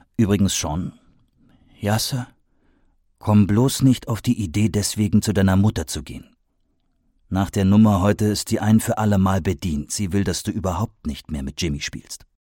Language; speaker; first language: German; native; German